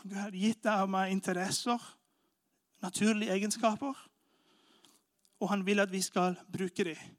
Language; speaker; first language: Norwegian; non-native, fluent; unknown